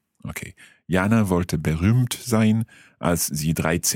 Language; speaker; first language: German; non-native, fluent; English